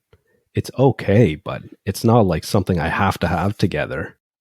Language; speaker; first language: English; native; English